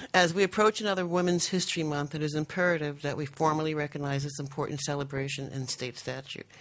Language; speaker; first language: English; native; English